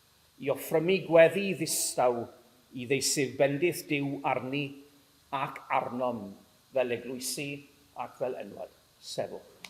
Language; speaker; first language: Welsh; native; Welsh